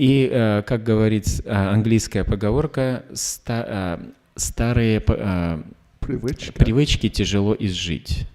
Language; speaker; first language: Russian; native; Russian